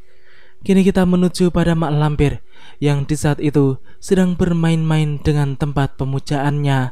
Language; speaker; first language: Indonesian; native; Indonesian